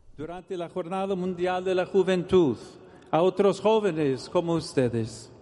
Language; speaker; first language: Spanish; non-native, fluent; English